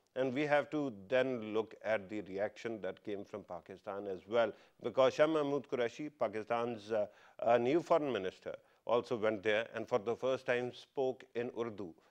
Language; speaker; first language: English; non-native, local second language; Urdu